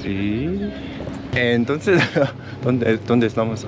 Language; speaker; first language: Spanish; non-native, learner; Korean